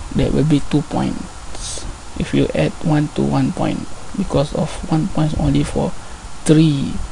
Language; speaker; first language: English; non-native, local second language; Malay